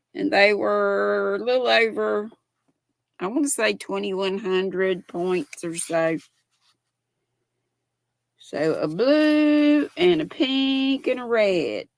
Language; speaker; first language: English; native; English